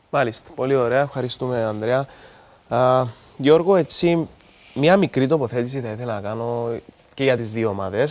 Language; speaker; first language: Greek; native; Greek